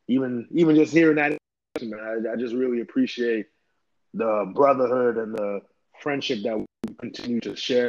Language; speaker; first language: English; native; English